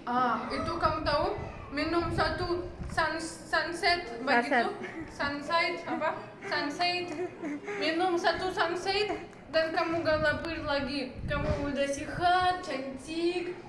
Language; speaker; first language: Indonesian; non-native, learner; Russian